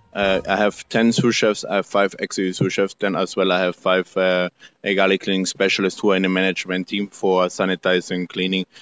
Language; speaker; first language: English; non-native, fluent; German